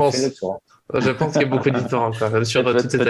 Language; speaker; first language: French; native; French